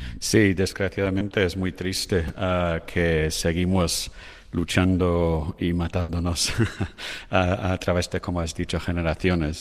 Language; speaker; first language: Spanish; non-native, fluent; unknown